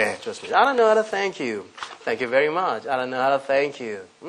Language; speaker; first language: English; non-native, fluent; Korean